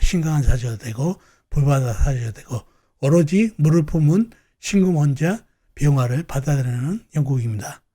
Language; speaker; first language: Korean; native; Korean